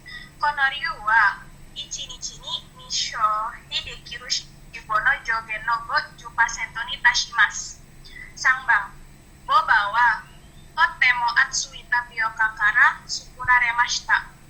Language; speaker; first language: Japanese; non-native, learner; Indonesian